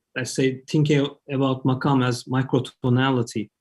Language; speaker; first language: English; non-native, fluent; Turkish